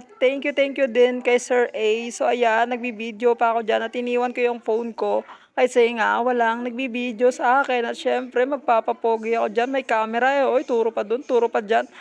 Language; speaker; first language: Filipino; non-native, local second language; Hiligaynon